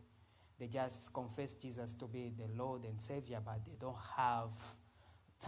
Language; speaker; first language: English; non-native, fluent; Swahili